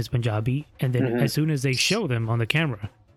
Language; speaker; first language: English; non-native, local second language; Punjabi